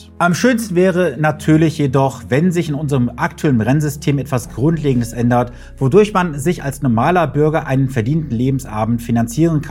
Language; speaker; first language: German; native; German